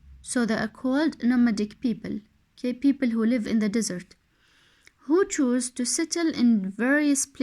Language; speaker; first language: English; non-native, fluent; Arabic